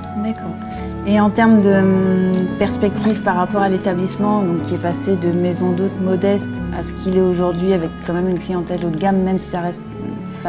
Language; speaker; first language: French; native; French